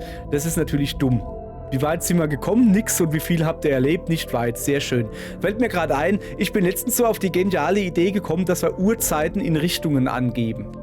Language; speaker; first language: German; native; German